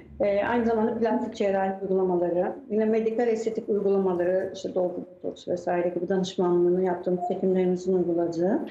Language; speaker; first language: Turkish; native; Turkish